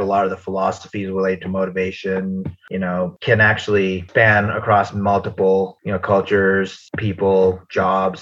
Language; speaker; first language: English; native; English